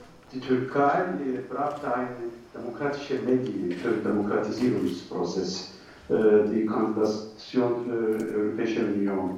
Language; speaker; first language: German; non-native, learner; Turkish